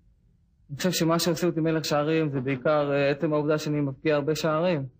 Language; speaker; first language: Hebrew; native; Hebrew